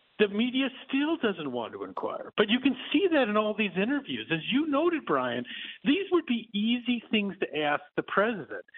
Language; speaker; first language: English; native; English